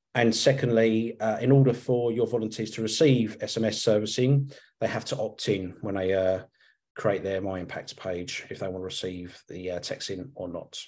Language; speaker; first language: English; native; English